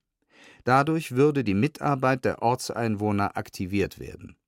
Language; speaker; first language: German; native; German